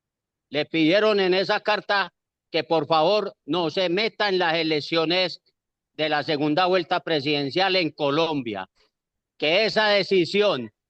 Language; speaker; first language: Spanish; native; Spanish